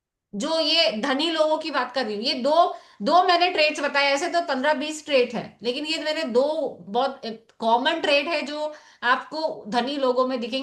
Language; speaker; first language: Hindi; native; Hindi